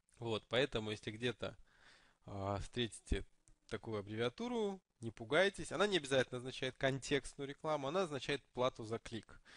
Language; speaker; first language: Russian; native; Russian